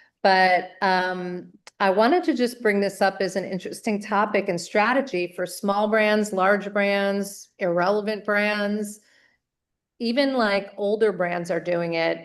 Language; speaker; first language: English; native; English